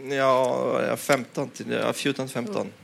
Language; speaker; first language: Swedish; non-native, fluent; French